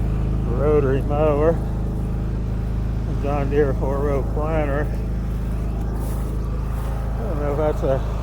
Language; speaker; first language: English; native; English